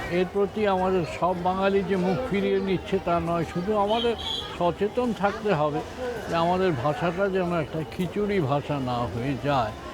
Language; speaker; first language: Bangla; native; Bangla